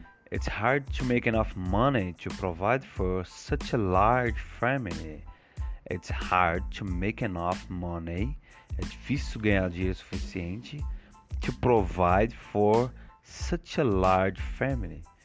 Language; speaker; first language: English; non-native, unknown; Portuguese